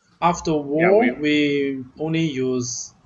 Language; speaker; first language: English; non-native, learner; Vietnamese